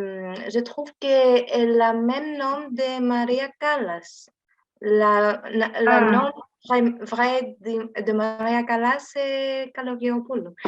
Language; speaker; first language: French; non-native, learner; Greek